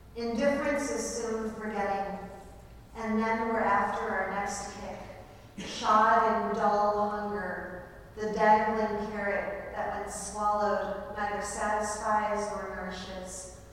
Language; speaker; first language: English; native; English